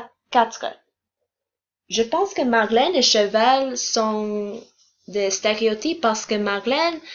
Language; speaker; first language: French; non-native, learner; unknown